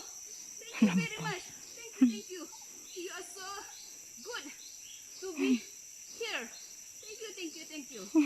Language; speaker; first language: English; non-native, local second language; Malay